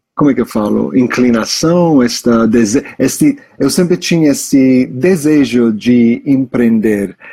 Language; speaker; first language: Portuguese; non-native, fluent; English